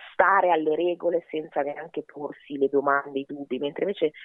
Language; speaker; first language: Italian; early bilingual, other home language; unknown